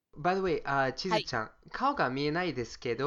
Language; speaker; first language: Japanese; non-native, fluent; English